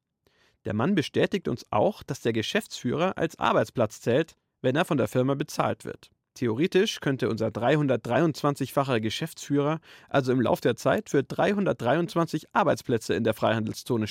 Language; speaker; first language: German; native; German